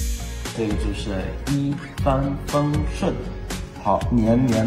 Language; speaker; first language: Chinese; non-native, fluent; Thai